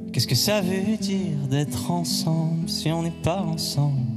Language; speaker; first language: French; native; French